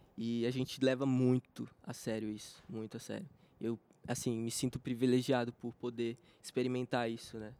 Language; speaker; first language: Portuguese; native; Portuguese